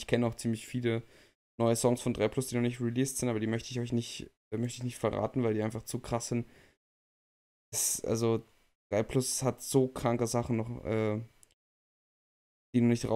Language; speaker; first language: German; native; German